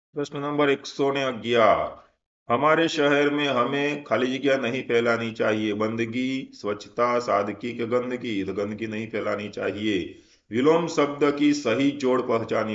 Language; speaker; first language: Hindi; non-native, local second language; Gujarati